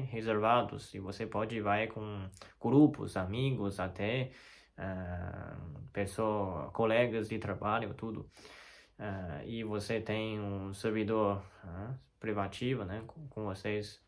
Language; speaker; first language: Portuguese; non-native, learner; Chinese